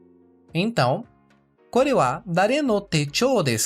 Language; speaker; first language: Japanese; non-native, learner; Portuguese